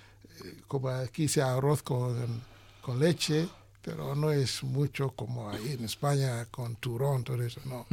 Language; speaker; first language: Spanish; non-native, learner; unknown